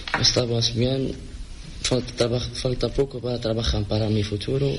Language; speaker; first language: Spanish; non-native, learner; Arabic